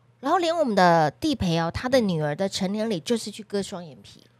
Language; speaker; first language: Chinese; native; Chinese